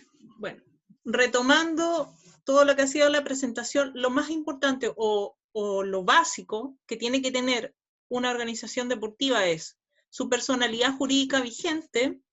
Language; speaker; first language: Spanish; native; Spanish